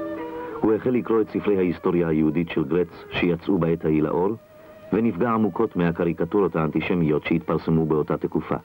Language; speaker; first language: Hebrew; native; Hebrew